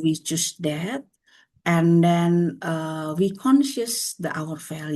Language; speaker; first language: English; non-native, learner; Indonesian